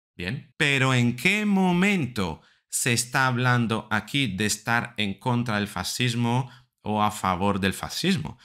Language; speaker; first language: Spanish; non-native, fluent; Italian